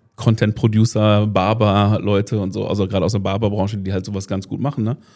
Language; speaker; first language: German; native; German